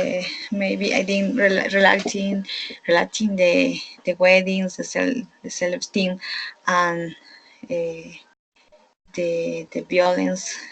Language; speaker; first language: English; non-native, learner; Spanish